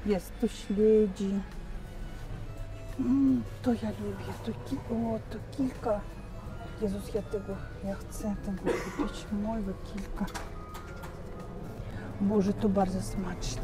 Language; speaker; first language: Polish; non-native, fluent; Russian